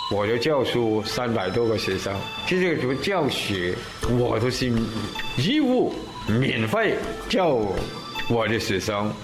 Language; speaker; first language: Chinese; native; Chinese